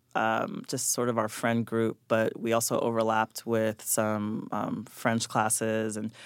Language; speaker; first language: English; native; English